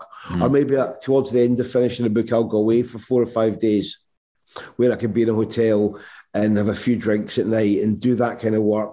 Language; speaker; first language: English; native; English